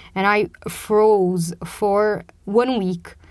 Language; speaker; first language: English; non-native, fluent; Portuguese